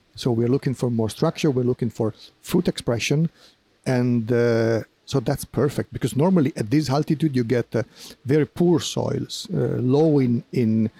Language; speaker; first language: English; non-native, fluent; Italian